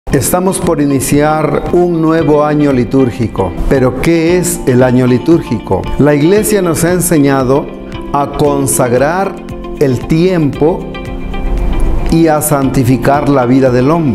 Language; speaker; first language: Spanish; native; Spanish